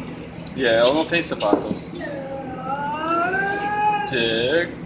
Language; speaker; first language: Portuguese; non-native, learner; English